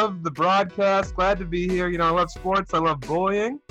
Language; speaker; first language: English; native; English